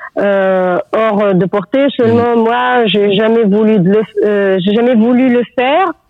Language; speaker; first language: French; non-native, local second language; Arabic